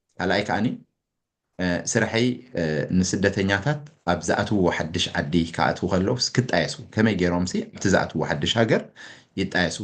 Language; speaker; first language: Tigrinya; native; Tigrinya